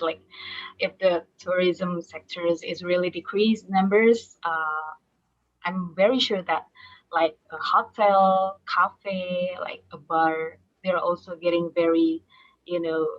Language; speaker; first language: English; non-native, fluent; Indonesian